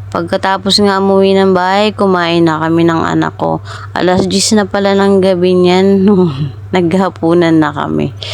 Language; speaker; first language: Filipino; native; Filipino